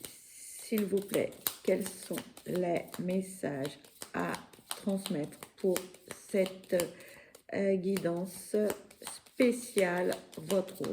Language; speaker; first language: French; native; French